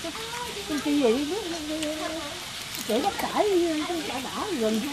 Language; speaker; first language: Vietnamese; native; Vietnamese